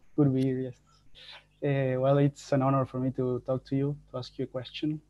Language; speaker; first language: English; non-native, fluent; Spanish